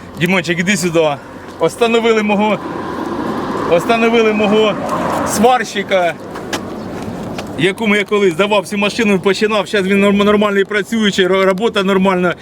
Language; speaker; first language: Ukrainian; native; Ukrainian